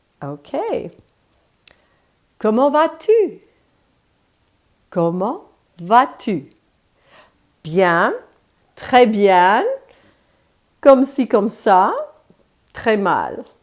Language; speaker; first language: French; non-native, fluent; English